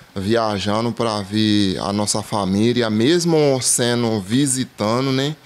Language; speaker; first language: Portuguese; non-native, fluent; Haitian Creole